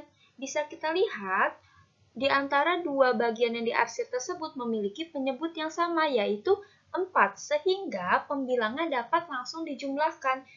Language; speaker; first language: Indonesian; native; Indonesian